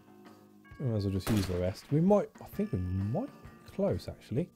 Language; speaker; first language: English; native; English